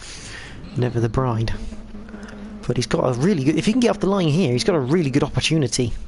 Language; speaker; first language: English; native; English